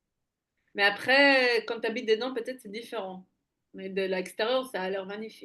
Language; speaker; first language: French; non-native, fluent; Hebrew